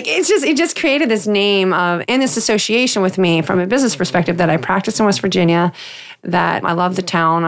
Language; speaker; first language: English; native; English